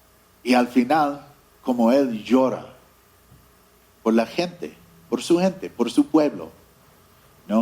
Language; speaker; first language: Spanish; non-native, fluent; English